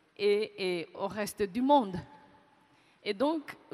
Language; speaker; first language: French; non-native, local second language; Kinyarwanda